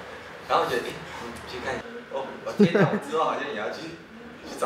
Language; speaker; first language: Chinese; native; Chinese